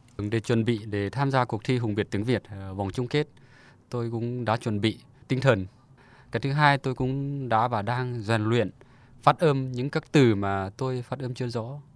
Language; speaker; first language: Vietnamese; non-native, fluent; Lao